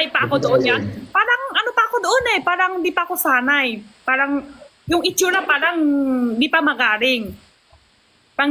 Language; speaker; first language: Filipino; non-native, learner; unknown